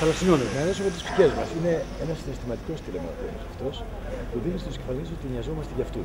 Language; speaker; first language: Greek; native; Greek